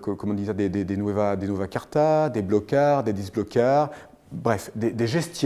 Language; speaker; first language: Italian; non-native, fluent; French